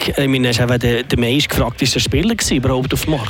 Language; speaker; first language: German; native; German